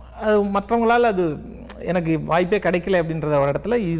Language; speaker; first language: Tamil; native; Tamil